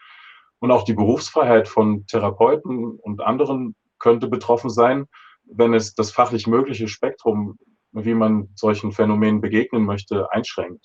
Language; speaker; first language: German; native; German